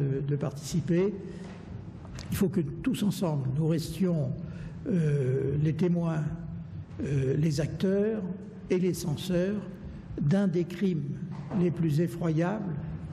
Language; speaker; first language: French; native; French